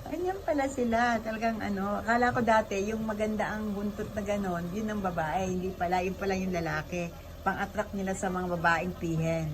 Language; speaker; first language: Filipino; native; Filipino